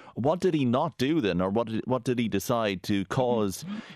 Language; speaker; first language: English; native; English